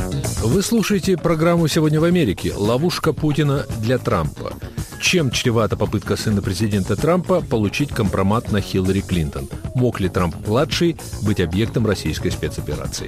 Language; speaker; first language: Russian; native; Russian